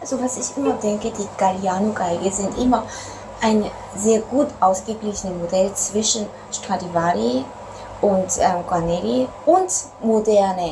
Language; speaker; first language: German; non-native, fluent; Korean